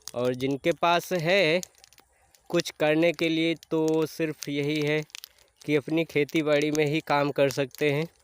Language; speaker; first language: Hindi; native; Hindi